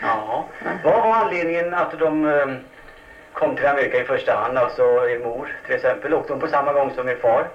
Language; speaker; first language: Swedish; native; Swedish